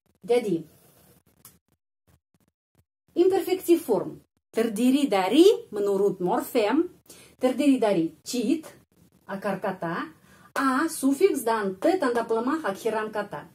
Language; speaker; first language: Indonesian; non-native, fluent; Russian